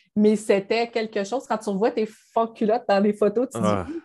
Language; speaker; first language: French; native; French